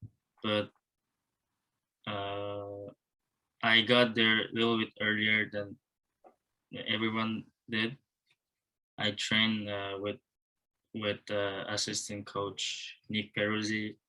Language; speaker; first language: English; non-native, learner; Japanese